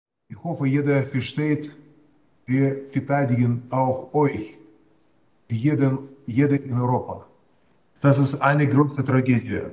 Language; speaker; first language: German; non-native, fluent; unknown